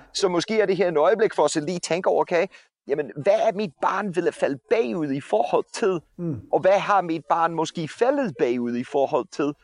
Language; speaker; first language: Danish; non-native, fluent; English